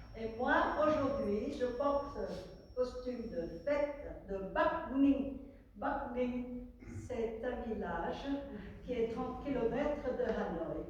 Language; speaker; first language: French; non-native, fluent; Vietnamese